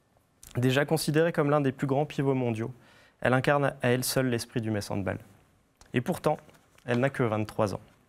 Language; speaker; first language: French; native; French